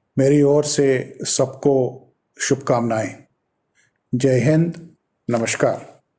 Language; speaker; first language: Hindi; non-native, fluent; Russian